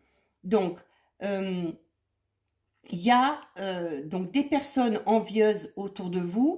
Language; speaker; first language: French; native; French